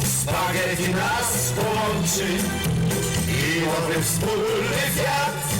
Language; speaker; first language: Polish; native; Polish